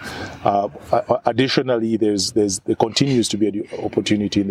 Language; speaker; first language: English; non-native, local second language; Ganda